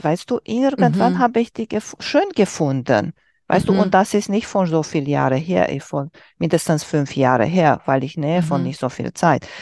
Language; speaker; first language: German; non-native, learner; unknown